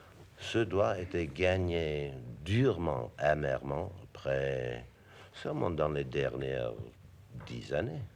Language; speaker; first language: French; non-native, fluent; English